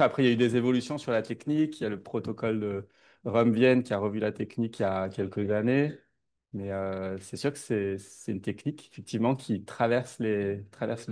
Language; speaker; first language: French; native; French